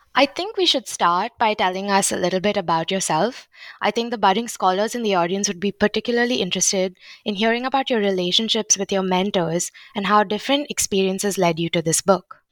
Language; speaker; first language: English; non-native, local second language; Hindi